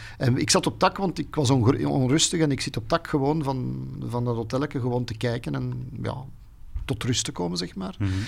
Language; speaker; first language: Dutch; native; Dutch